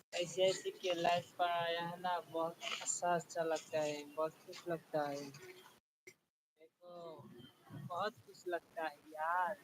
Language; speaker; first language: Hindi; non-native, learner; Bangla